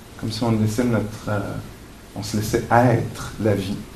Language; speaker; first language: French; native; French